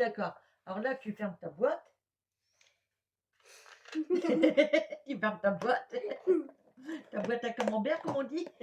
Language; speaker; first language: French; native; French